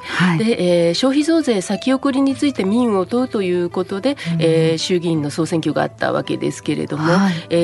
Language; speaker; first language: Japanese; native; Japanese